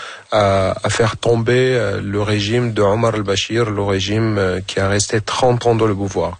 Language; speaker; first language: French; non-native, fluent; Arabic